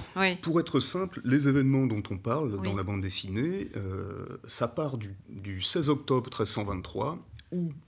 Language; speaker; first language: French; native; French